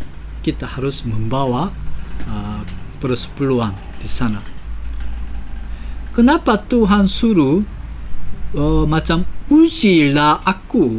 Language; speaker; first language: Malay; non-native, fluent; Korean